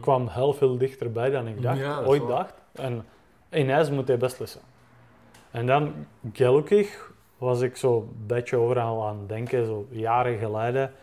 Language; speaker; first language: Dutch; non-native, fluent; Czech